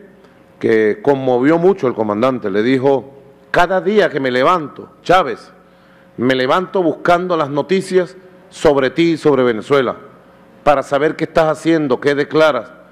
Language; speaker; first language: Spanish; native; Spanish